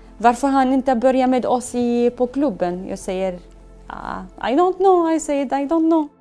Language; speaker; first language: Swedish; non-native, learner; Arabic